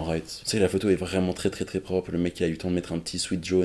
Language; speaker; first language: French; native; French